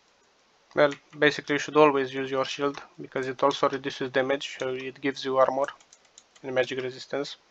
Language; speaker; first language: English; non-native, fluent; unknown